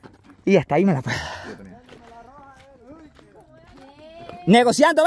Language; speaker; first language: Spanish; native; Spanish